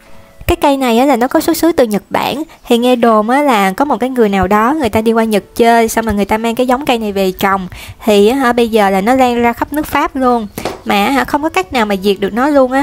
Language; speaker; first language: Vietnamese; native; Vietnamese